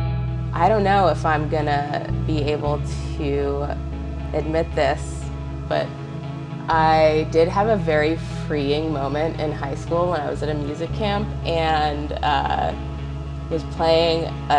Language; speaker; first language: English; native; English